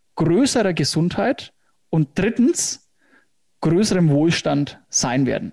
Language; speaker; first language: German; native; German